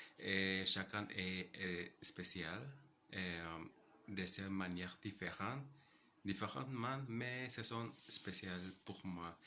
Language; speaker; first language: French; non-native, learner; Spanish